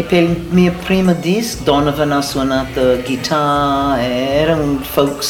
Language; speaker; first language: Italian; non-native, learner; English